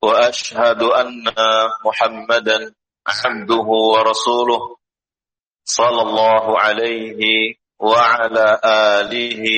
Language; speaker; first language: Arabic; non-native, fluent; Indonesian